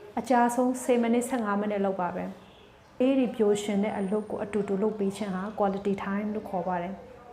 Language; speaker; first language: Burmese; non-native, local second language; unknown